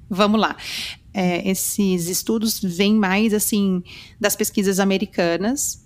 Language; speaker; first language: Portuguese; early bilingual, heritage; Portuguese